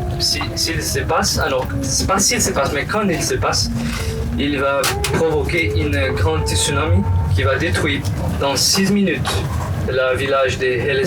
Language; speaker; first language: French; non-native, learner; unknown